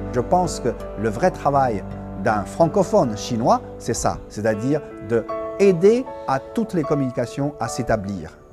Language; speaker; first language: French; non-native, fluent; Chinese